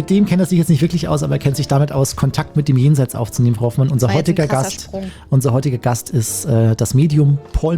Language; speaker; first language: German; native; German